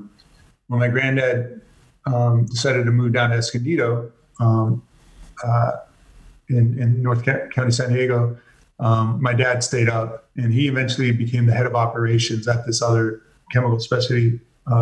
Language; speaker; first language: English; native; English